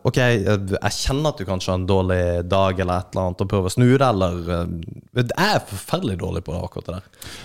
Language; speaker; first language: Norwegian; native; Norwegian